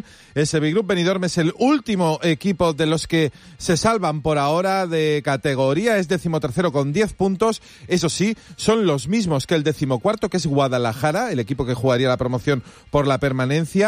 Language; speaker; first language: Spanish; native; Spanish